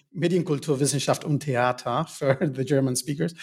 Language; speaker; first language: English; non-native, fluent; Spanish